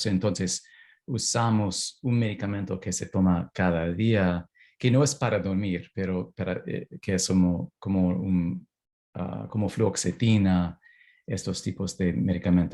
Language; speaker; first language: Spanish; non-native, fluent; English